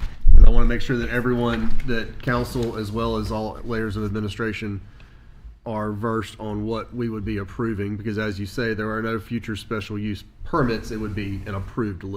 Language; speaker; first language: English; native; English